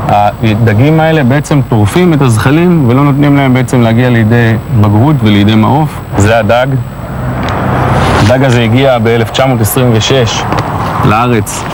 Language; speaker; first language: Hebrew; native; Hebrew